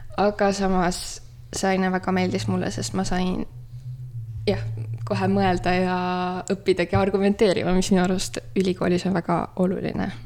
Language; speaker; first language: Estonian; native; Estonian